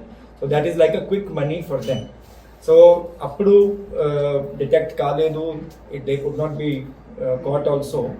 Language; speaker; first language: Telugu; non-native, local second language; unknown